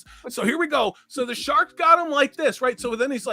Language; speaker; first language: English; native; English